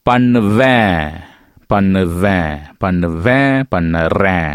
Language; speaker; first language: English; non-native, local second language; Tamil